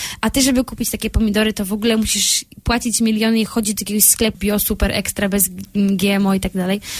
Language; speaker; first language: Polish; native; Polish